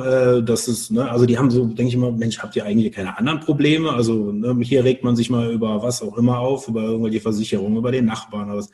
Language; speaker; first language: German; native; German